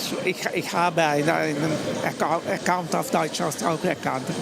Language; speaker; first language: German; non-native, fluent; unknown